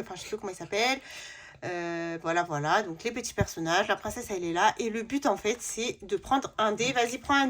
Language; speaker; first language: French; native; French